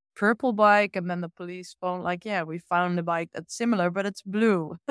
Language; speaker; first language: English; non-native, fluent; Dutch